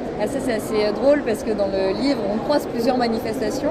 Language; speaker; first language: French; native; French